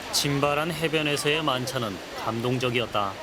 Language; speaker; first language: Korean; native; Korean